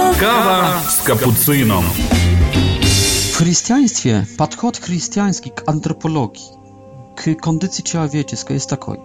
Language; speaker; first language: Polish; non-native, learner; Russian